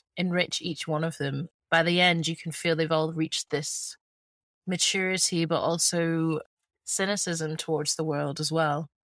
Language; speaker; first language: English; early bilingual, other home language; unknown